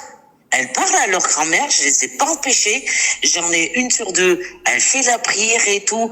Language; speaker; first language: French; native; French